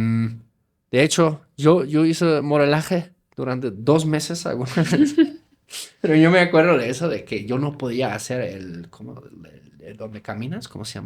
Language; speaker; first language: Spanish; non-native, fluent; German